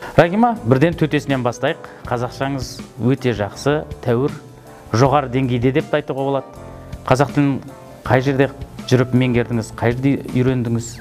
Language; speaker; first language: Kazakh; native; Kazakh